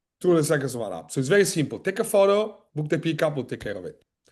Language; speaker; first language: English; non-native, fluent; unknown